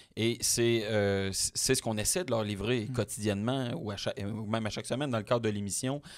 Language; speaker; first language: French; native; French